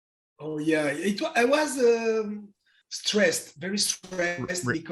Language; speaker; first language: English; non-native, learner; French